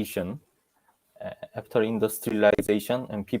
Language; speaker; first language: English; non-native, learner; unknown